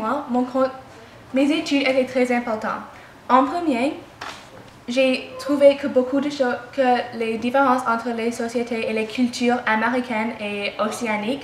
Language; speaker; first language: French; non-native, learner; English